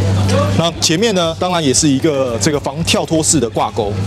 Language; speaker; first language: Chinese; native; Chinese